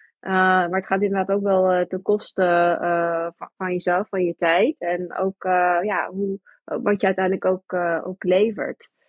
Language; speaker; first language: Dutch; early bilingual, heritage; Dutch